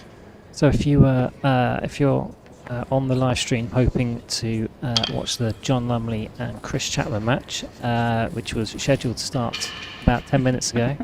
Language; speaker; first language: English; native; English